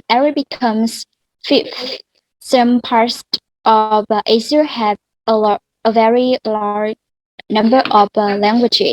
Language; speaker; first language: English; non-native, learner; Vietnamese